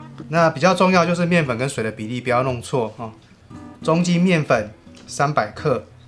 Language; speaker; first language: Chinese; native; Chinese